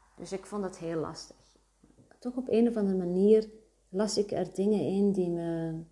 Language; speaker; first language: Dutch; early bilingual, other home language; Arabic